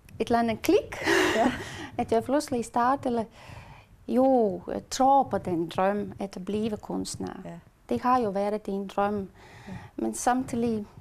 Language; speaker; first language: Danish; non-native, learner; Latvian